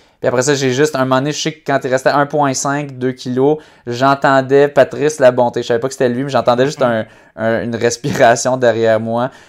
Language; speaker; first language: French; native; French